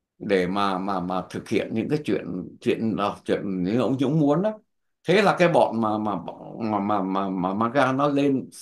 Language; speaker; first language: Vietnamese; native; Vietnamese